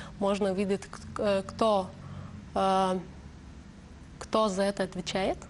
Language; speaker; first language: Russian; non-native, learner; Lithuanian